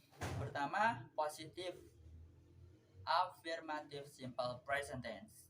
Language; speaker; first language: English; non-native, learner; Indonesian